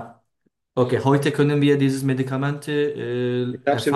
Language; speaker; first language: German; non-native, learner; Turkish